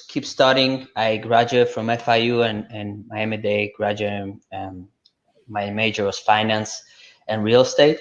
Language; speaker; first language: English; non-native, fluent; Russian